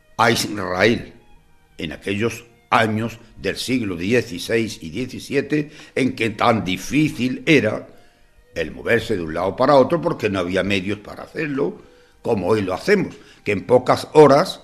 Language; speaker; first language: Spanish; native; Spanish